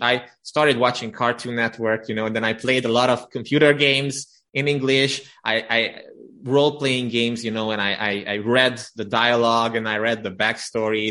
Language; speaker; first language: English; non-native, fluent; Romanian